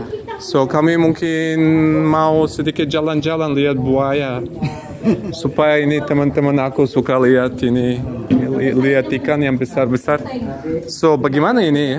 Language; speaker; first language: Indonesian; non-native, learner; English